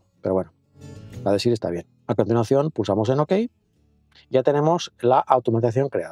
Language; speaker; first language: Spanish; native; Spanish